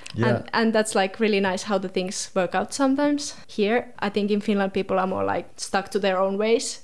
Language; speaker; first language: English; non-native, fluent; Finnish